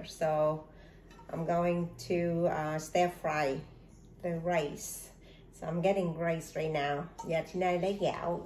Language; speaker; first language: English; non-native, learner; Vietnamese